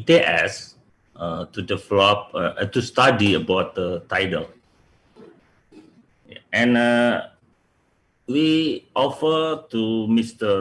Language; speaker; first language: English; non-native, learner; Indonesian